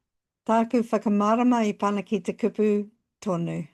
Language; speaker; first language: Māori; non-native, local second language; English